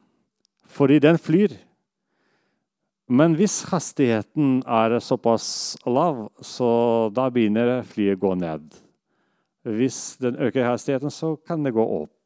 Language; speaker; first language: Norwegian; non-native, fluent; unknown